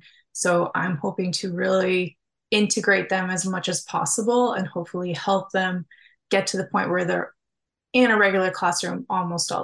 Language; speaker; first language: English; native; English